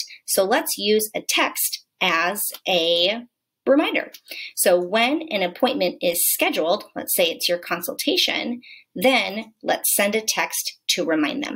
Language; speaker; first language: English; native; English